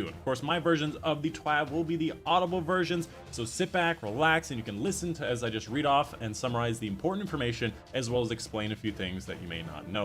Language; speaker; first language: English; native; English